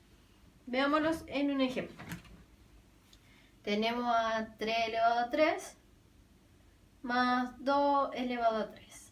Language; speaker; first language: Spanish; native; Spanish